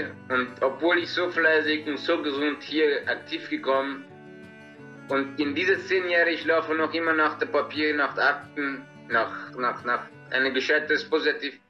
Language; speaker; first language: German; non-native, learner; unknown